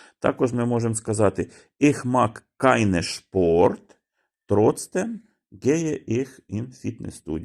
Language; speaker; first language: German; non-native, fluent; Ukrainian